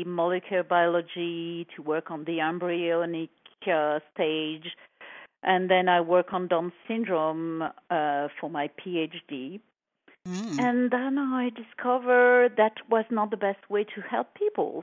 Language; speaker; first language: English; non-native, fluent; French